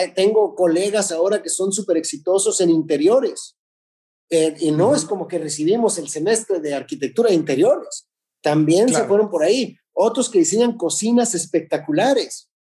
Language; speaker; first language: Spanish; native; Spanish